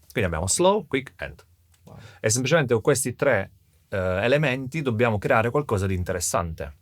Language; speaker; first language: Italian; native; Italian